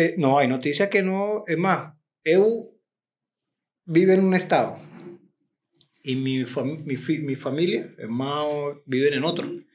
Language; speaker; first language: Portuguese; non-native, learner; Spanish